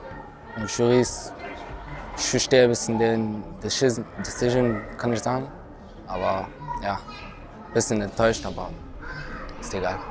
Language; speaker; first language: German; non-native, learner; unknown